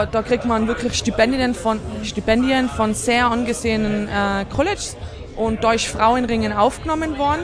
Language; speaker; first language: German; native; German